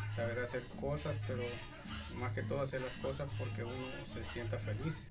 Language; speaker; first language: Spanish; native; Spanish